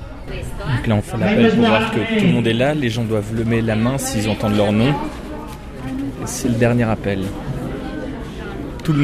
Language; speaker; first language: French; native; French